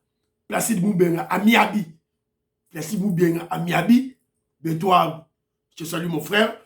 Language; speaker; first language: French; non-native, local second language; Lingala